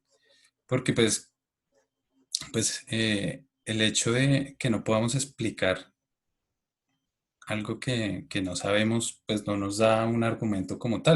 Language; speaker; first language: Spanish; native; Spanish